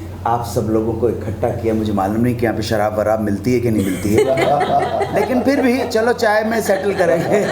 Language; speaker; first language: Hindi; native; Hindi